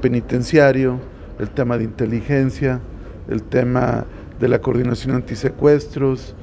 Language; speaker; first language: Spanish; native; Spanish